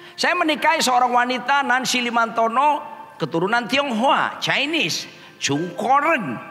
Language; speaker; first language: Indonesian; native; Indonesian